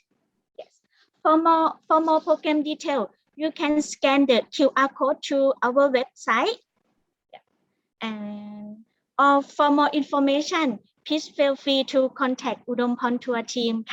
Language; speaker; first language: English; non-native, learner; Thai